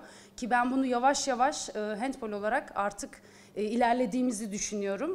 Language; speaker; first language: Turkish; native; Turkish